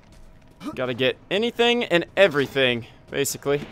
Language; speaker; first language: English; native; English